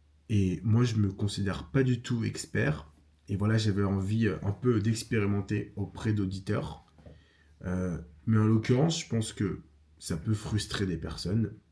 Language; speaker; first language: French; native; French